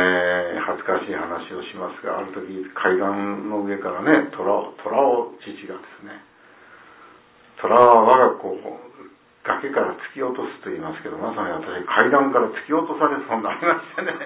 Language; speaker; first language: Japanese; native; Japanese